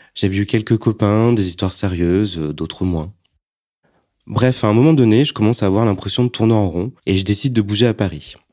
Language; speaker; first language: French; native; French